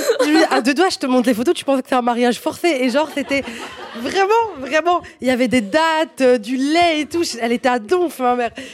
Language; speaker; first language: French; non-native, fluent; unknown